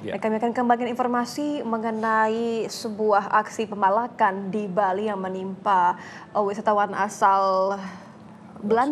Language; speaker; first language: Indonesian; native; Indonesian